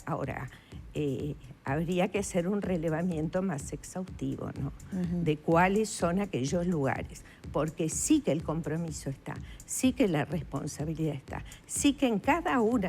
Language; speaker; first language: Spanish; native; Spanish